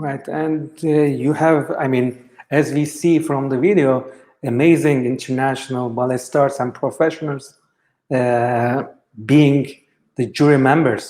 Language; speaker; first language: English; non-native, fluent; Turkish